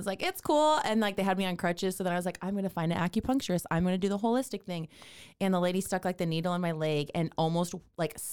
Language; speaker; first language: English; native; English